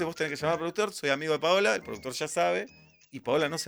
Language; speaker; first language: Spanish; native; Spanish